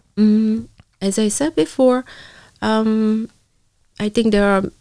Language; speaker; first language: English; non-native, fluent; Korean